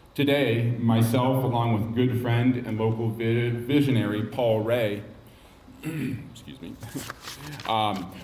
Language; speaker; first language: English; native; English